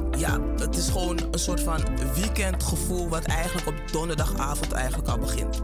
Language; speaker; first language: Dutch; early bilingual, other home language; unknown